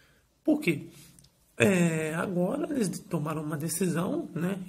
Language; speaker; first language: Portuguese; native; Portuguese